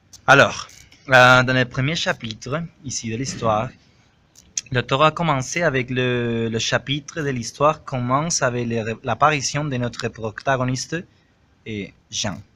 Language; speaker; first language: French; non-native, learner; Spanish